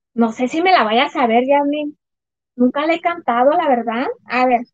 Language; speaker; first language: Spanish; native; Spanish